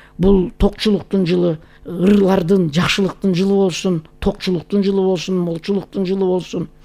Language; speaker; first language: Kyrgyz; native; Kyrgyz